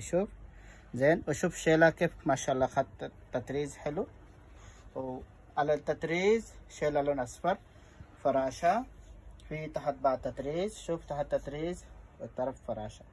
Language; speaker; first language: Arabic; non-native, learner; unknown